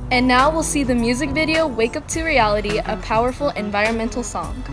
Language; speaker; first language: English; non-native, fluent; Chinese